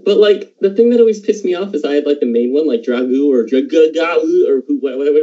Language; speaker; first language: English; native; English